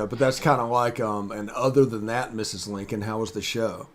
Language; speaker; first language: English; native; English